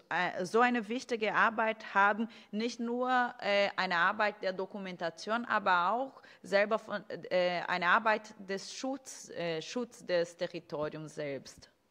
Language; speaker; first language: German; non-native, fluent; Portuguese